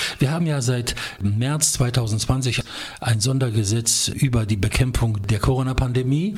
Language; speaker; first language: German; non-native, fluent; Polish